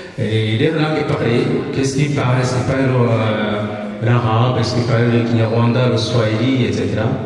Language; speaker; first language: French; non-native, local second language; Kinyarwanda